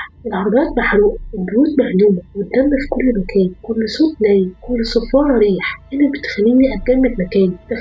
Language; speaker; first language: Arabic; native; Arabic